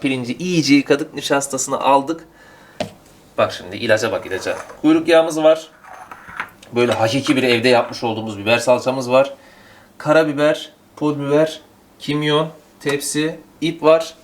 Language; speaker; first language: Turkish; native; Turkish